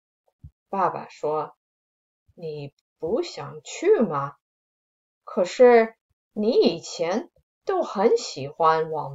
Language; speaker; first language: Chinese; non-native, fluent; English